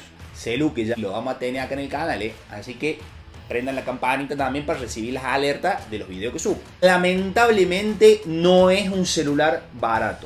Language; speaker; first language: Spanish; native; Spanish